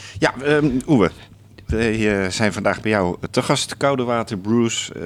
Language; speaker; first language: Dutch; native; Dutch